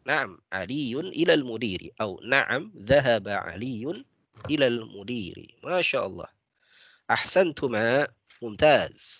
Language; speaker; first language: Arabic; non-native, fluent; Indonesian